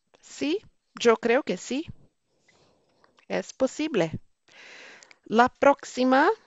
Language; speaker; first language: Spanish; non-native, fluent; Portuguese